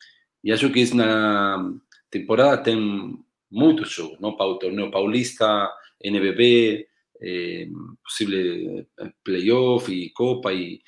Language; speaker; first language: Portuguese; non-native, learner; Spanish